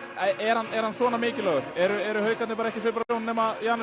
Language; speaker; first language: Icelandic; native; Icelandic